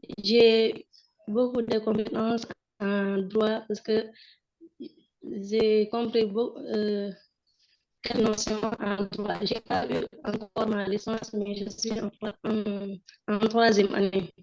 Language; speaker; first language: French; non-native, local second language; Wolof